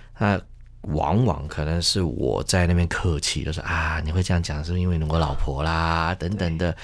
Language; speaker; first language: Chinese; native; Chinese